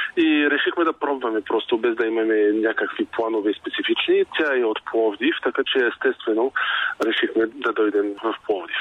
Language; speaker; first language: Bulgarian; non-native, fluent; French